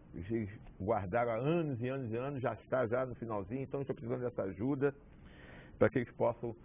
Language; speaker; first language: Portuguese; native; Portuguese